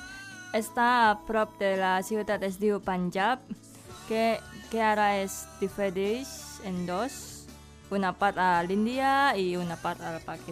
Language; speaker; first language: Catalan; non-native, learner; Indonesian